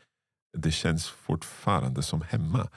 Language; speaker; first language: Swedish; non-native, learner; English